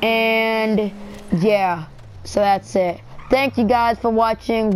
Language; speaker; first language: English; native; English